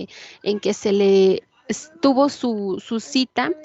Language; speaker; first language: Spanish; native; Spanish